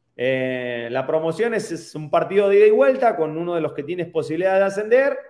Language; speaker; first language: Spanish; native; Spanish